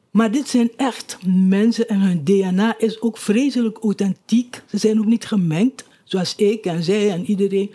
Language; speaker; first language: Dutch; native; Dutch